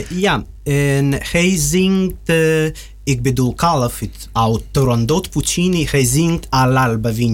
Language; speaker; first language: Dutch; non-native, learner; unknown